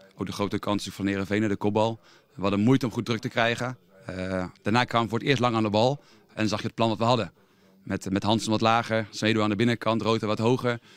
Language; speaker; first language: Dutch; native; Dutch